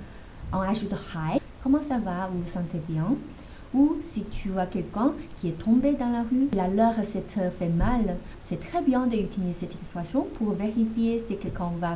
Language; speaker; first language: French; non-native, fluent; Chinese